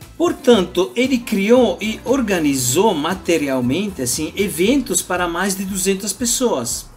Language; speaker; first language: Portuguese; non-native, fluent; Italian